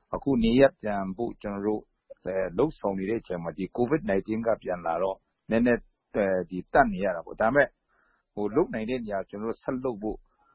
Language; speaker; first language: Burmese; non-native, local second language; Kachin